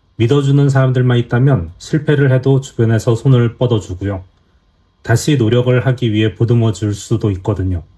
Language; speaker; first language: Korean; native; Korean